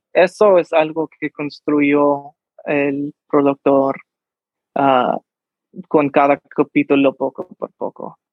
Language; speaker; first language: Spanish; early bilingual, heritage; English